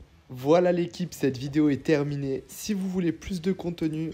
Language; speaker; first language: French; native; French